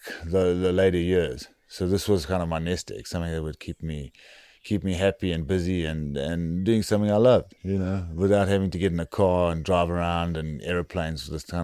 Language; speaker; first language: English; native; English